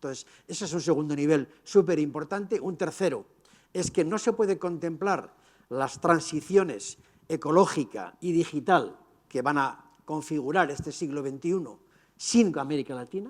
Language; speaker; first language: Spanish; native; Spanish